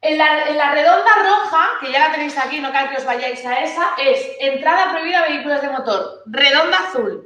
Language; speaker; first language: Spanish; native; Spanish